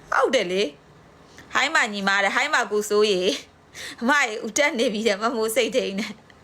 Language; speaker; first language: Burmese; non-native, local second language; Karen languages